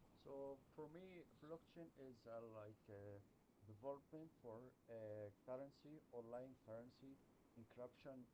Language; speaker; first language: English; non-native, learner; Arabic